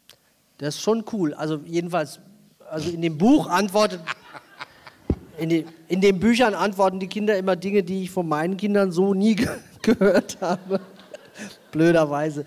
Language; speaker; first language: German; native; German